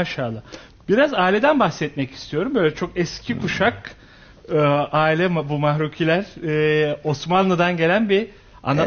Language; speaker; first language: Turkish; native; Turkish